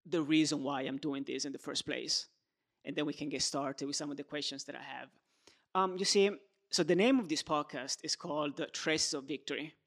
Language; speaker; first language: English; non-native, fluent; Italian